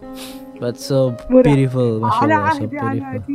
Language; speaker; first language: English; non-native, learner; Indonesian